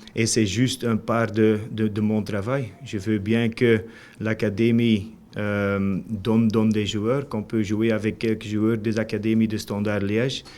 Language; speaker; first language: French; non-native, learner; Dutch